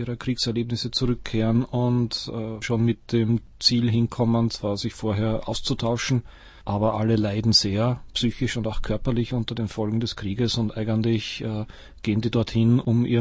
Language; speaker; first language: German; native; German